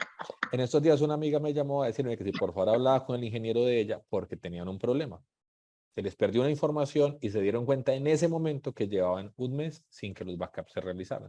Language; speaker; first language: Spanish; native; Spanish